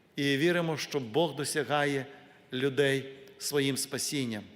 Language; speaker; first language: Ukrainian; native; Ukrainian